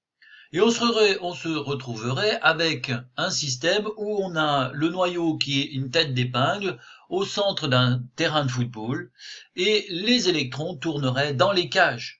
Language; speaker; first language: French; native; French